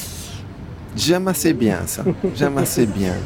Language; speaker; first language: French; native; French